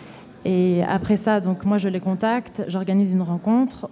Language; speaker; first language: French; native; French